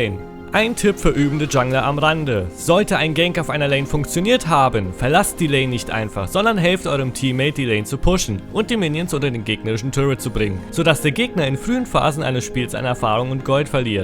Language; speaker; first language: German; native; German